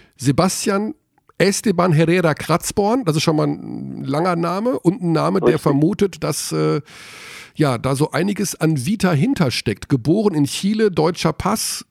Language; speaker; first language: German; native; German